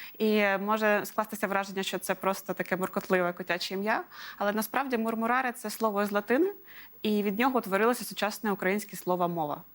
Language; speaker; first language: Ukrainian; non-native, local second language; Russian